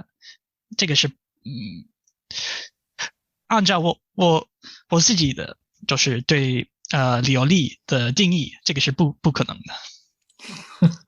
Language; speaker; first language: Chinese; non-native, fluent; English